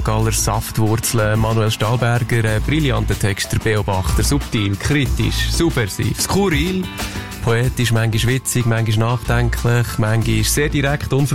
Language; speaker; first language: German; native; German